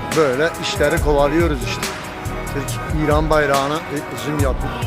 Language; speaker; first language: Turkish; non-native, fluent; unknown